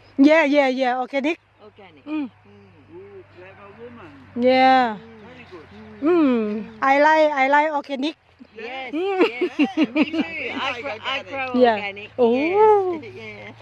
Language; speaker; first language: English; non-native, learner; Thai